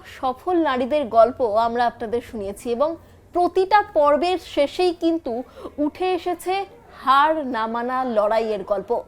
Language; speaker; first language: Bangla; native; Bangla